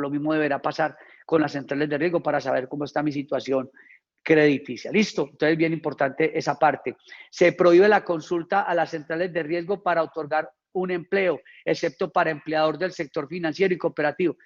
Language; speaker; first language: Spanish; native; Spanish